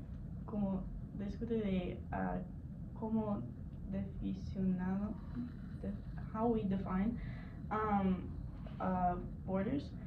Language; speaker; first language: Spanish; non-native, learner; English